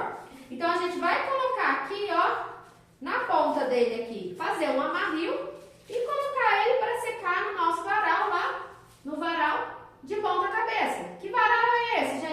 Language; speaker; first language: Portuguese; native; Portuguese